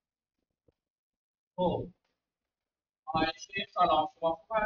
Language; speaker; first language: Persian; non-native, fluent; Urdu